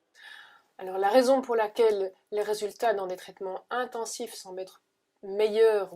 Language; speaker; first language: French; native; French